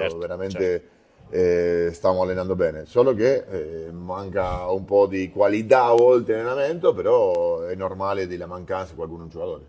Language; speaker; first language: Italian; non-native, fluent; Spanish